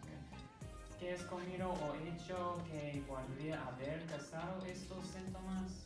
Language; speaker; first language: Spanish; non-native, learner; English